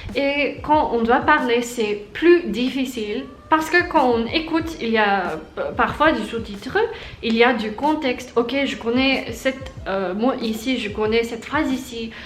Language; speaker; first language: French; non-native, learner; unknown